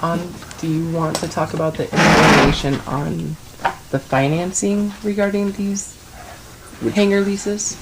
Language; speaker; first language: English; native; English